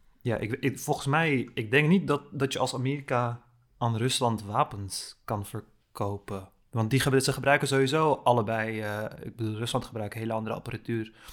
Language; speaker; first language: Dutch; early bilingual, other home language; Turkish